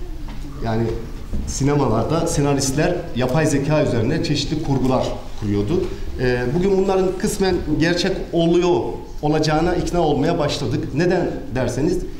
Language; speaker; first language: Turkish; native; Turkish